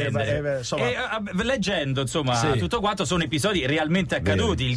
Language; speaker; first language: Italian; native; Italian